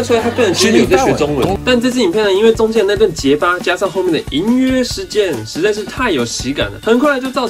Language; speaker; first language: Chinese; native; Chinese